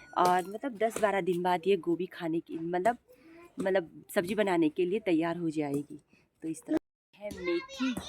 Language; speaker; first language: Hindi; non-native, local second language; Garhwali